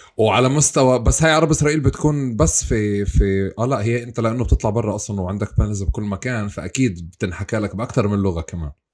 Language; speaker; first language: Arabic; native; Arabic